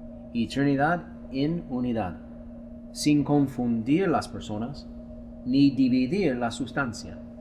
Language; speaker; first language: Spanish; non-native, fluent; English